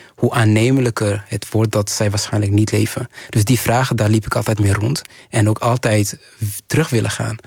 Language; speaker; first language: Dutch; early bilingual, other home language; Kinyarwanda